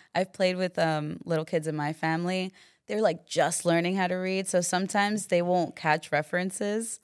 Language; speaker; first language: English; native; English